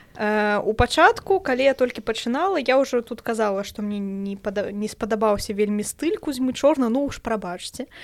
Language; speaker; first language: Belarusian; non-native, local second language; Russian